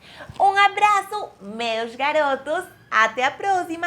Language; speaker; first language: Portuguese; non-native, fluent; Spanish